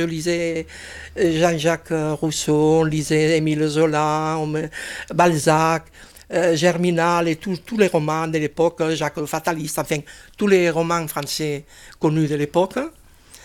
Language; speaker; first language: French; non-native, fluent; Spanish